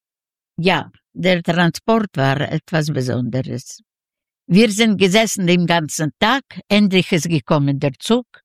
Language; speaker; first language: German; non-native, fluent; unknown